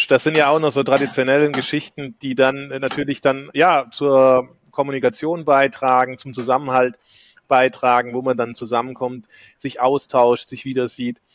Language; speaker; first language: German; native; German